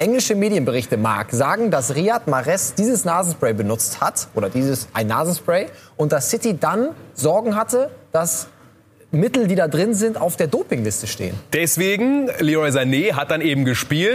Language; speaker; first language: German; native; German